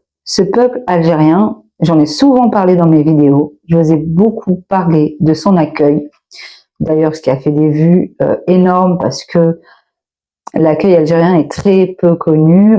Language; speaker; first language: French; native; French